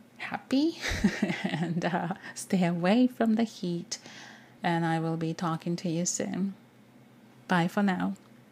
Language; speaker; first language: English; non-native, fluent; Japanese